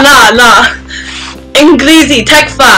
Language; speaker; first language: Arabic; non-native, learner; English